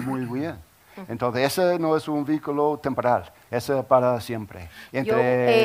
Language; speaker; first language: Spanish; non-native, learner; English